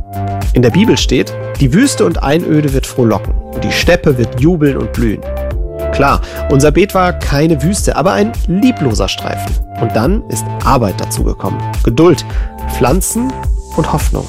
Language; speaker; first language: German; native; German